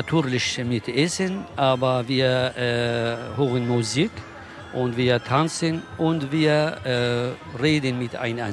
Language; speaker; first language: German; non-native, learner; Kurdish